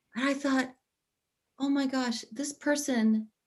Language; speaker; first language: English; native; English